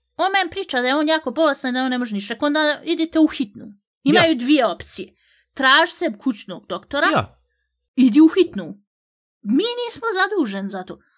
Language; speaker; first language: Bosnian; early bilingual, heritage; Bosnian